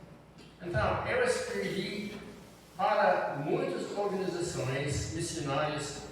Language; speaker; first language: Portuguese; non-native, fluent; English